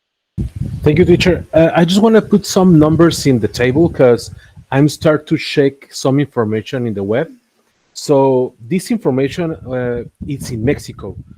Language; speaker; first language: English; non-native, learner; Spanish